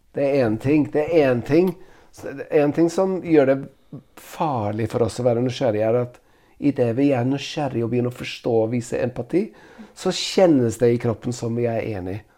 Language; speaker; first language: Norwegian; non-native, fluent; English